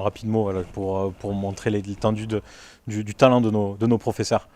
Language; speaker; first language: French; native; French